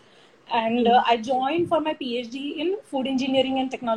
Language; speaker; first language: English; non-native, local second language; Marathi